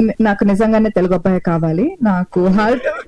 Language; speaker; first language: Telugu; non-native, learner; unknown